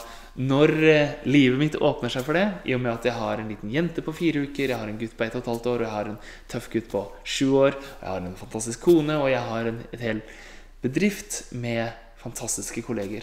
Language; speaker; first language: Norwegian; native; Norwegian